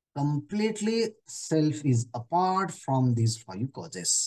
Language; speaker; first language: English; non-native, local second language; Marathi